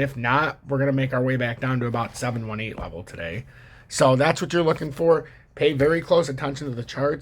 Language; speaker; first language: English; native; English